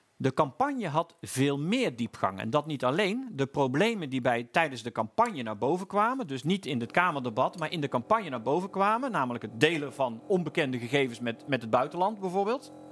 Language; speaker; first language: Dutch; native; Dutch